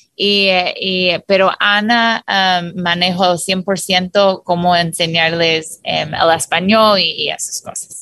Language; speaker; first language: Spanish; non-native, fluent; English